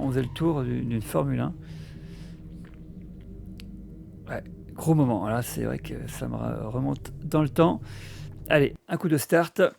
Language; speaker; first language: French; native; French